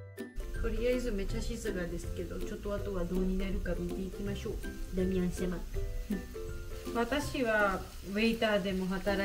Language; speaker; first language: Japanese; non-native, learner; Georgian